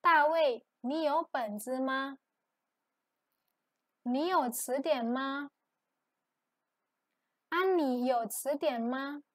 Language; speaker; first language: Chinese; non-native, fluent; Indonesian